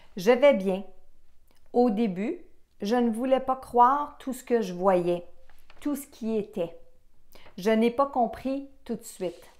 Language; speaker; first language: French; native; French